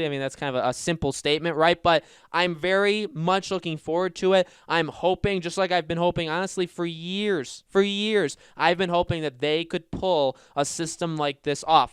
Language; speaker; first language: English; native; English